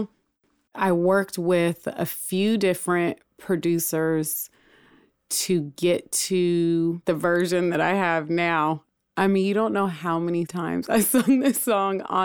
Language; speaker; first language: English; native; English